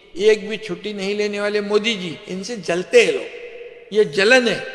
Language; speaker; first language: Hindi; non-native, local second language; Marathi